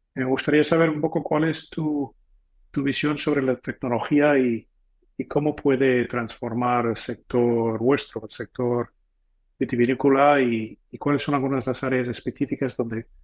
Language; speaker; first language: Spanish; non-native, fluent; English